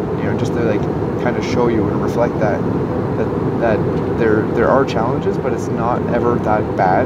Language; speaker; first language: English; native; English